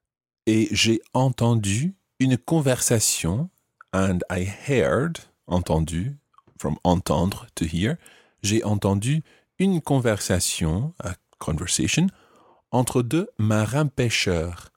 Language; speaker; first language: French; non-native, fluent; English